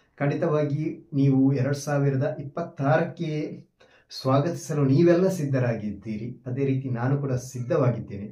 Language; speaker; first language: Kannada; non-native, local second language; Malayalam